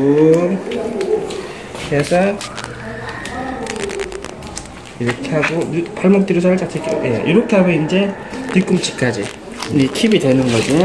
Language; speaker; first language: Korean; native; Korean